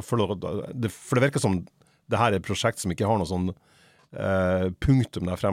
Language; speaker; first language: Norwegian; native; Norwegian